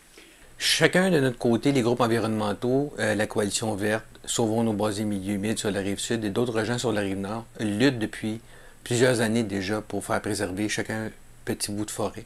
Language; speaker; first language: French; native; French